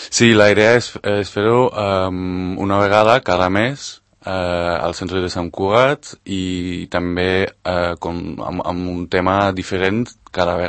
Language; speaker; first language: Catalan; non-native, fluent; Spanish